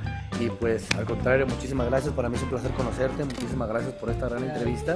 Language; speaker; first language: Spanish; native; Spanish